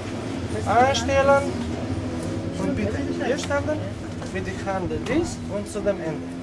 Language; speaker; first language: German; non-native, learner; Slovenian